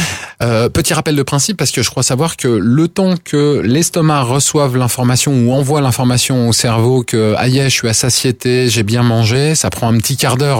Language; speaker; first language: French; native; French